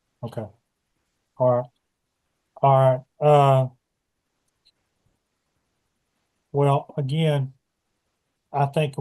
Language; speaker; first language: English; native; English